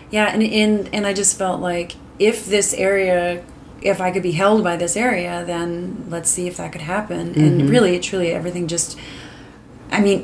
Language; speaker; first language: English; native; English